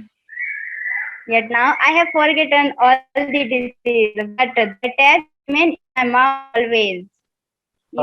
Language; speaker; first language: English; non-native, learner; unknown